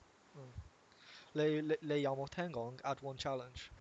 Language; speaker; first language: Cantonese; non-native, learner; English